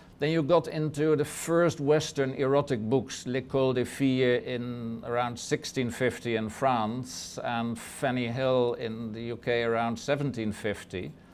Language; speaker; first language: English; non-native, fluent; Dutch